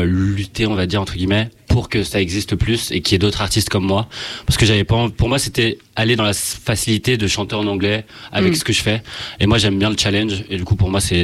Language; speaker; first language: French; native; French